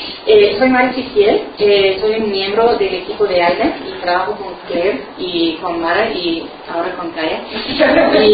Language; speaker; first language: Spanish; non-native, fluent; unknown